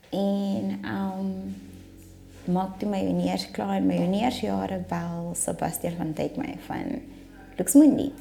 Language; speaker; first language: Afrikaans; non-native, local second language; South Ndebele